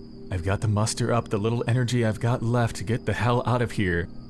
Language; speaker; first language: English; native; English